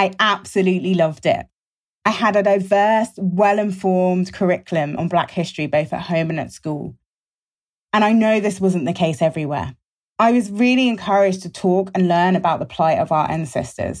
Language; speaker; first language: English; native; English